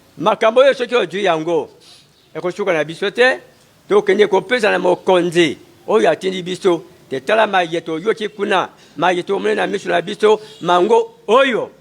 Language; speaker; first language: Lingala; native; Lingala